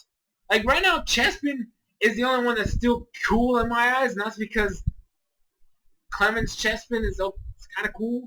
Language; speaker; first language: English; native; English